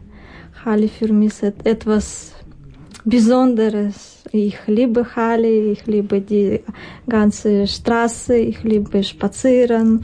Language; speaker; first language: German; non-native, learner; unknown